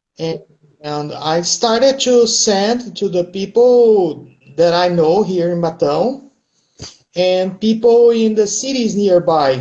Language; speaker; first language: English; non-native, fluent; Portuguese